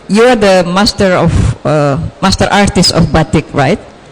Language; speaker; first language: English; non-native, fluent; Indonesian